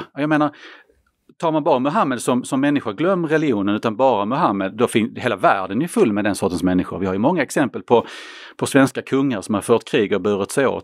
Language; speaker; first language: Swedish; native; Swedish